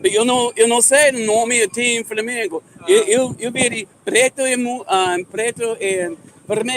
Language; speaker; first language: Portuguese; non-native, learner; English